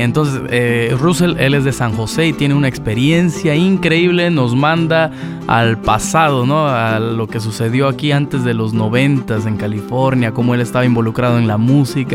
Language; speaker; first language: Spanish; native; Spanish